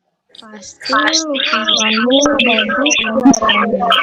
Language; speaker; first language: Indonesian; non-native, learner; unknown